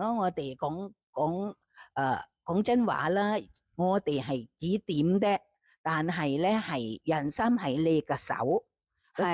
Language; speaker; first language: Cantonese; non-native, fluent; Thai